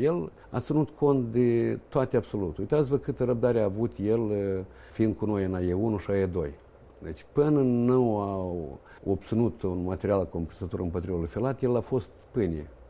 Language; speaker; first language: Romanian; native; Romanian